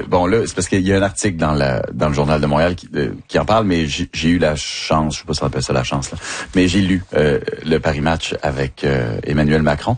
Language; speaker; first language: French; native; French